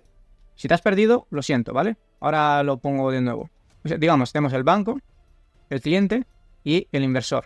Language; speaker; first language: Spanish; native; Spanish